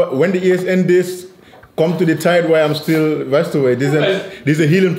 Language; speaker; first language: German; native; German